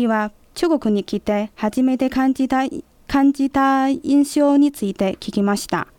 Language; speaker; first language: Japanese; non-native, fluent; Chinese